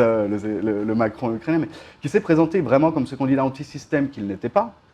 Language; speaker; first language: French; native; French